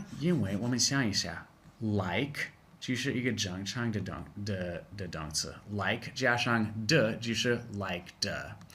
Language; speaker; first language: Chinese; non-native, fluent; English